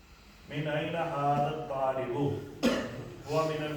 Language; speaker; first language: Arabic; non-native, fluent; Urdu